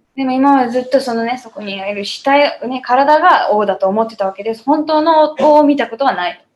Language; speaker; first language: Japanese; native; Japanese